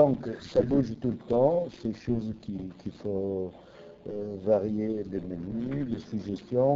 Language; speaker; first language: French; non-native, fluent; Italian